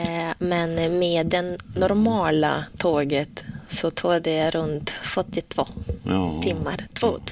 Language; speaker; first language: Swedish; non-native, learner; Russian